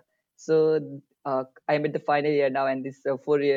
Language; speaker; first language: English; non-native, local second language; Nepali